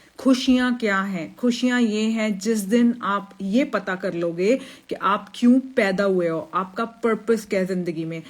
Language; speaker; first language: Hindi; native; Hindi